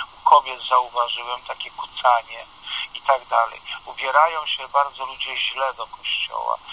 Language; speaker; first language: Polish; native; Polish